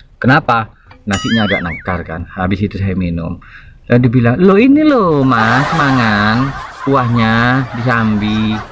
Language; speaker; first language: Indonesian; non-native, local second language; Madurese